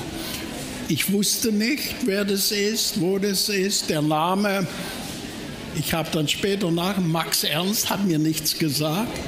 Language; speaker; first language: German; native; German